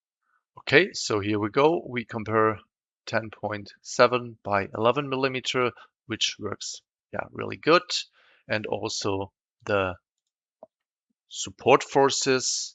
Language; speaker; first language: English; non-native, fluent; German